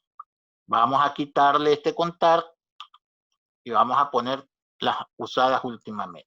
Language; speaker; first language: Spanish; native; Spanish